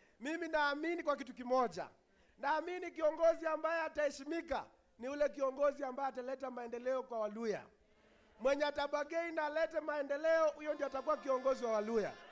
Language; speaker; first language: Swahili; non-native, local second language; Luyia